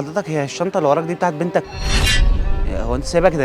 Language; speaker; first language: Arabic; native; Arabic